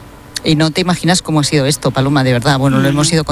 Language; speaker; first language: Spanish; native; Spanish